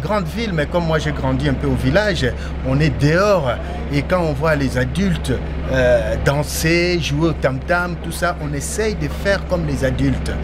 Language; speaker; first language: French; non-native, local second language; Lingala